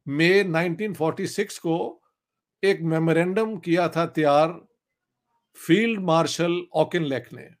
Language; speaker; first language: Urdu; non-native, local second language; Punjabi